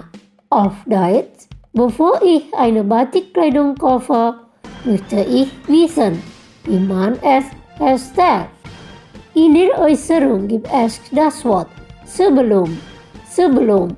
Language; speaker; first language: German; non-native, fluent; Indonesian